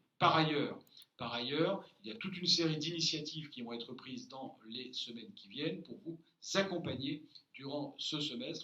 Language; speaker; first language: French; native; French